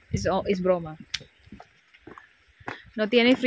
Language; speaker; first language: Spanish; non-native, learner; Filipino